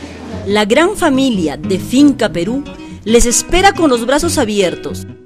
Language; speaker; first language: Spanish; native; Spanish